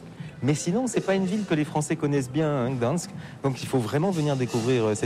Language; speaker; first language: French; native; French